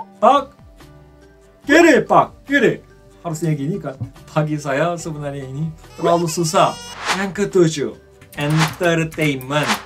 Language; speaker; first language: Indonesian; non-native, fluent; Korean